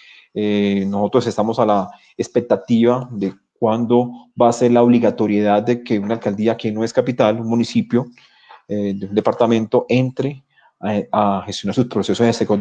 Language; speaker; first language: Spanish; native; Spanish